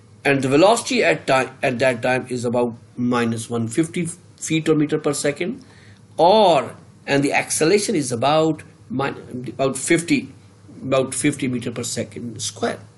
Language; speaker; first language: English; non-native, local second language; Urdu